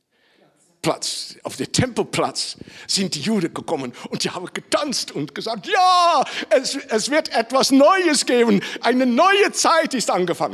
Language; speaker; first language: German; non-native, fluent; Dutch